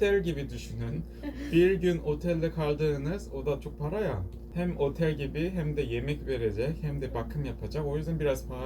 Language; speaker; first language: Turkish; non-native, learner; Korean